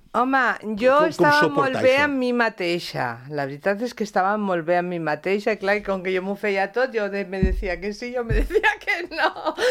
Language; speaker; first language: Catalan; non-native, local second language; Spanish